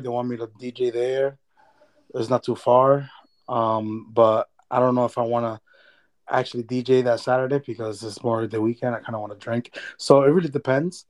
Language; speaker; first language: English; early bilingual, other home language; Spanish